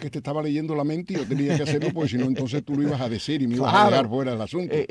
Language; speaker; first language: Spanish; native; Spanish